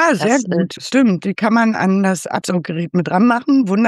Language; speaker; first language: German; native; German